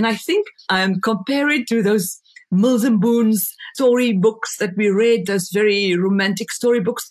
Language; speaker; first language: English; non-native, local second language; Afrikaans